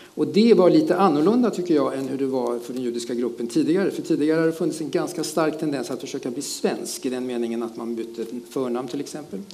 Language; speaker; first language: Swedish; early bilingual, other home language; German